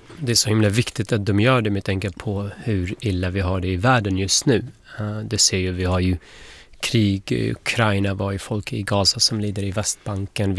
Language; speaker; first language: Swedish; non-native, fluent; Arabic